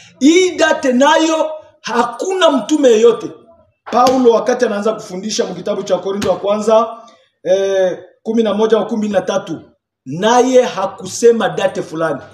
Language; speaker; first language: Swahili; native; Swahili